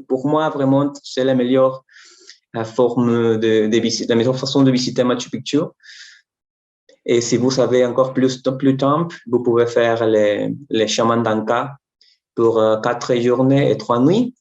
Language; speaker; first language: French; non-native, fluent; Spanish